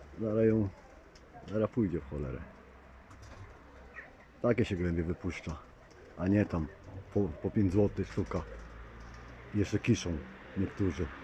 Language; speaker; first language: Polish; native; Polish